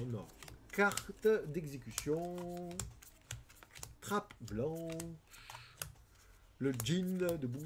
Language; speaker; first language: French; native; French